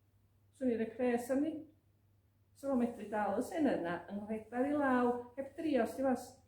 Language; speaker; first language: Welsh; native; Welsh